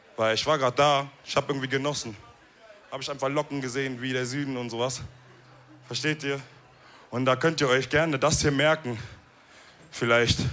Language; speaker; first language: German; early bilingual, other home language; Wolof